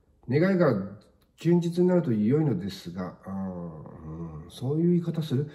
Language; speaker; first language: Japanese; native; Japanese